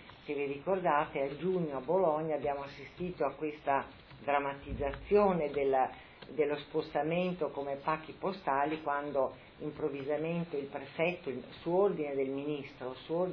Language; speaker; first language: Italian; native; Italian